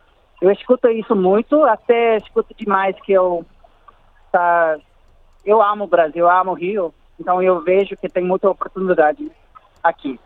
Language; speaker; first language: Portuguese; non-native, fluent; English